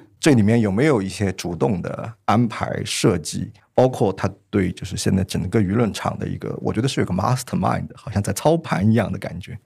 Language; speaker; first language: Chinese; native; Chinese